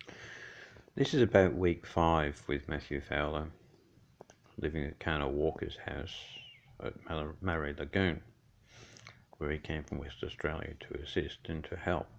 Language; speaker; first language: English; native; English